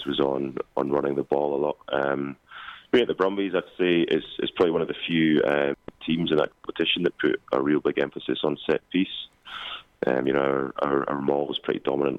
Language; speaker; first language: English; native; English